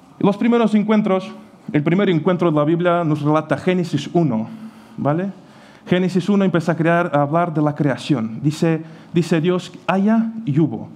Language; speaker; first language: Spanish; non-native, fluent; Ukrainian